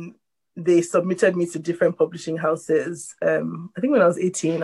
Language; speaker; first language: English; non-native, local second language; Yoruba